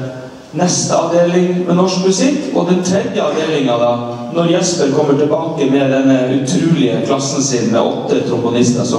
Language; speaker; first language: Norwegian; native; Norwegian